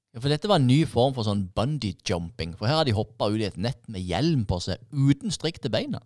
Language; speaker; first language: Norwegian; native; Norwegian